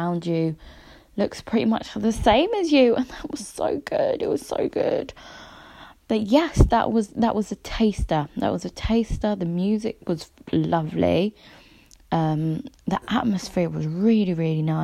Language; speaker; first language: English; native; English